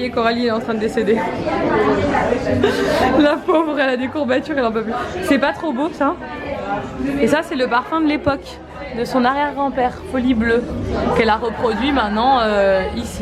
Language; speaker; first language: French; native; French